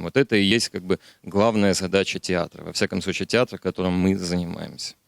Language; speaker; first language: Russian; native; Russian